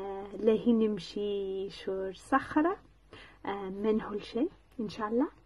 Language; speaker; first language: Arabic; non-native, learner; English